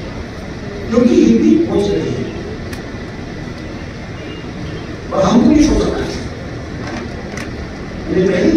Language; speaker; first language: Hindi; non-native, local second language; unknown